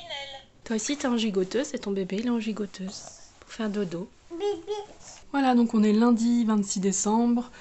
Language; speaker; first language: French; native; French